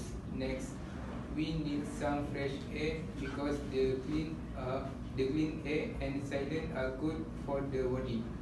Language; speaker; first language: English; non-native, learner; Malay